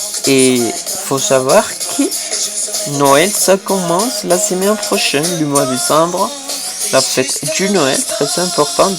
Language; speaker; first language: French; non-native, fluent; Spanish